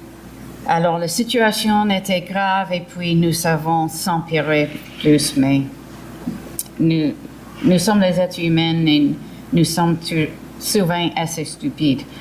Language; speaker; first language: French; early bilingual, heritage; English